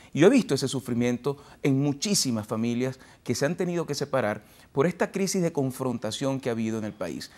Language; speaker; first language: Spanish; native; Spanish